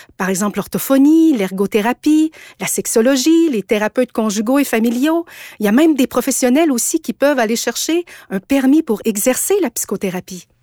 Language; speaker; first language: French; native; French